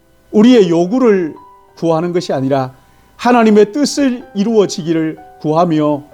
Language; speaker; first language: Korean; native; Korean